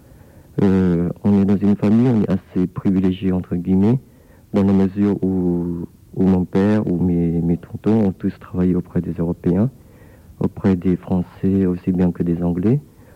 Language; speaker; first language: French; non-native, fluent; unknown